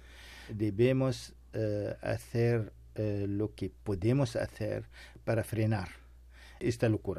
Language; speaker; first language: Spanish; non-native, learner; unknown